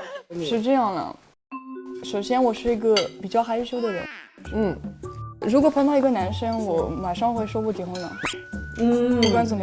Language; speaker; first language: Chinese; non-native, fluent; French